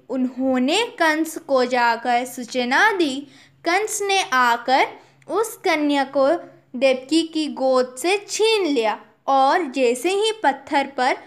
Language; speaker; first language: Hindi; non-native, local second language; Odia